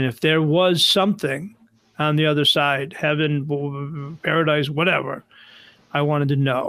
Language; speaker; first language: English; native; English